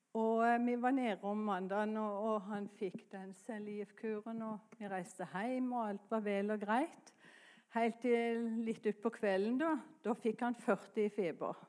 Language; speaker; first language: Norwegian; native; Norwegian